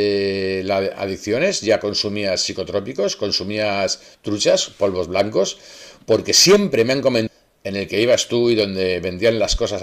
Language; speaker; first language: Spanish; native; Spanish